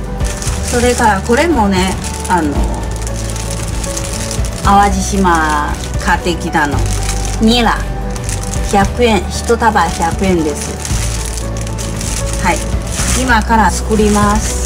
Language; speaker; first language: Japanese; non-native, learner; Chinese